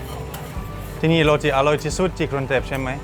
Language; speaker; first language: Thai; non-native, learner; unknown